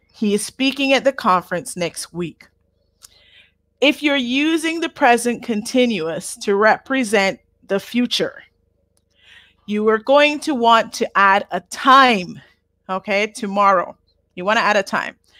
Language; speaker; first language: English; native; English